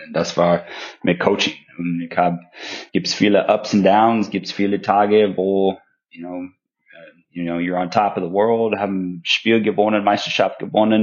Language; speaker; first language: German; non-native, fluent; English